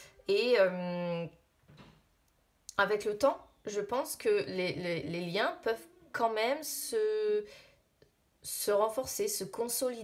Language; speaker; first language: French; native; French